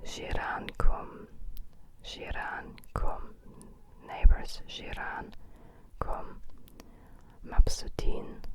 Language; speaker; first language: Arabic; non-native, learner; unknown